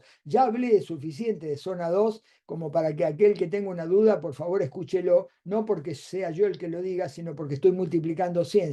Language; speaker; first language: Spanish; native; Spanish